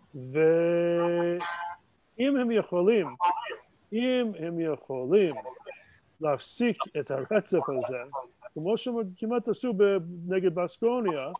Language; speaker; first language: Hebrew; non-native, fluent; English